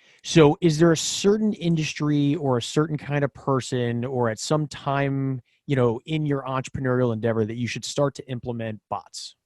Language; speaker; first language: English; native; English